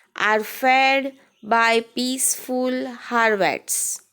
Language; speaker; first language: English; non-native, local second language; Gujarati